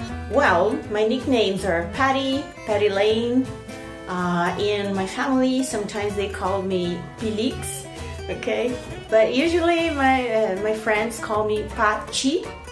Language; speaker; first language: English; non-native, fluent; Portuguese